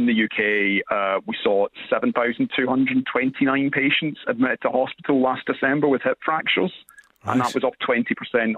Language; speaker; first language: English; native; English